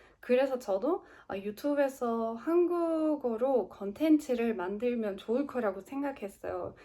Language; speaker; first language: Korean; non-native, learner; Turkish